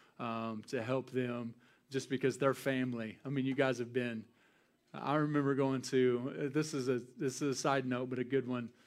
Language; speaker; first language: English; native; English